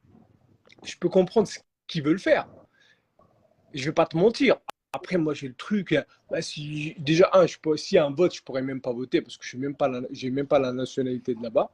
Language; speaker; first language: French; native; French